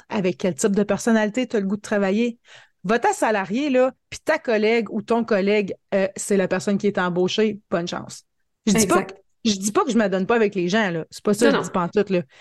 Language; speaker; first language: French; native; French